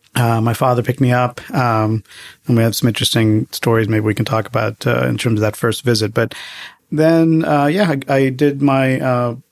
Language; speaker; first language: English; early bilingual, other home language; Tamil